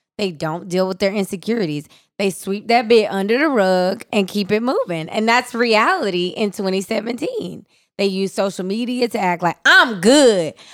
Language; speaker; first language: English; native; English